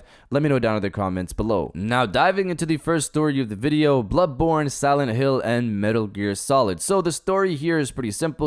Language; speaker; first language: English; native; English